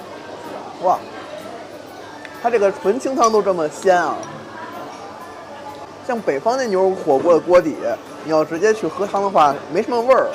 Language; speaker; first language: Chinese; native; Chinese